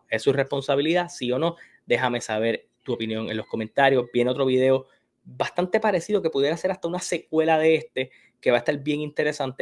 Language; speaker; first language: Spanish; native; Spanish